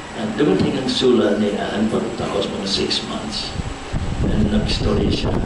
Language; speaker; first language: Filipino; non-native, fluent; English